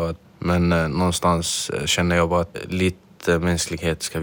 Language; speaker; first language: Swedish; non-native, fluent; Arabic